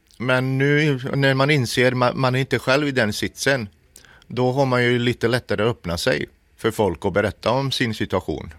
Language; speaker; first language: Swedish; native; Swedish